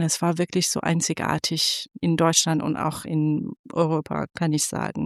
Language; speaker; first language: German; non-native, fluent; Persian